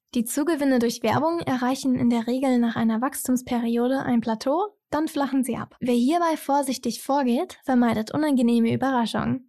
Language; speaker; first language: German; native; German